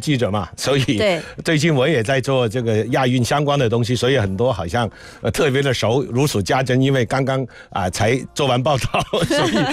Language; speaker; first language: Chinese; non-native, local second language; Cantonese